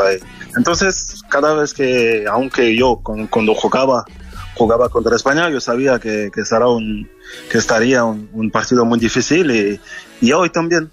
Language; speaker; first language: Spanish; non-native, fluent; French